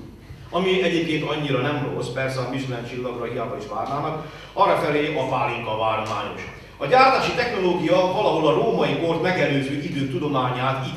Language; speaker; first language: Hungarian; native; Hungarian